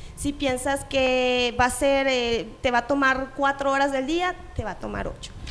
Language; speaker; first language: Spanish; native; Spanish